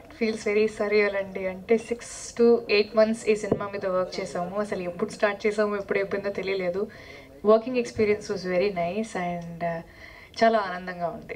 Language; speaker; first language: Telugu; native; Telugu